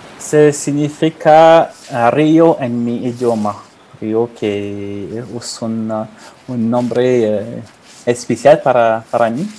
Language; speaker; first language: Spanish; non-native, learner; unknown